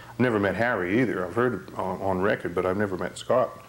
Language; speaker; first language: English; native; English